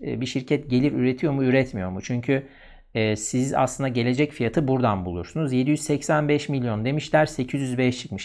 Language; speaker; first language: Turkish; native; Turkish